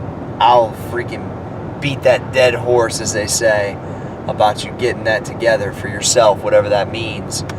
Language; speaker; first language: English; native; English